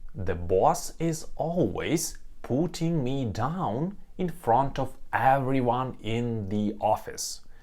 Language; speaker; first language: English; non-native, fluent; Ukrainian